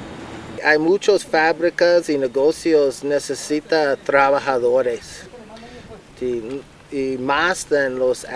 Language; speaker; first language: Spanish; non-native, learner; English